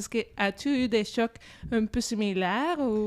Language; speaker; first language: French; non-native, fluent; Spanish